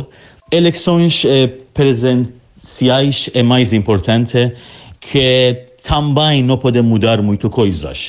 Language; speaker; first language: Portuguese; non-native, learner; Persian